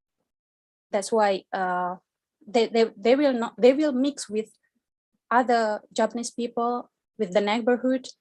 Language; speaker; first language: English; non-native, fluent; Indonesian